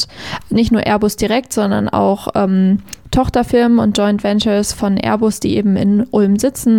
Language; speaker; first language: German; native; German